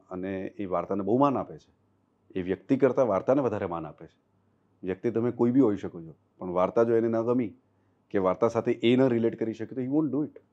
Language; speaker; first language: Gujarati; non-native, local second language; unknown